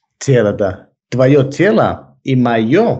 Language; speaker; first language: Russian; non-native, learner; Spanish